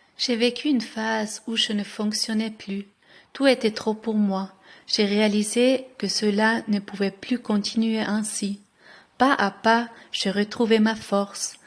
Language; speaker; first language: French; non-native, local second language; Swiss German